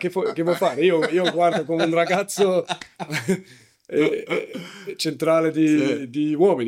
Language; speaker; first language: Italian; non-native, learner; German